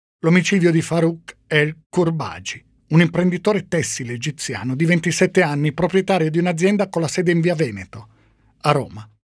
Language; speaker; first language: Italian; native; Italian